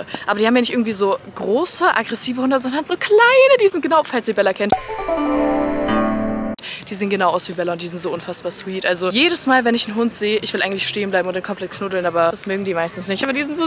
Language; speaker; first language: German; native; German